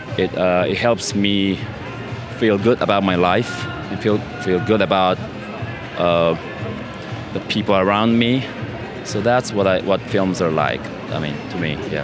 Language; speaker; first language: English; non-native, fluent; Japanese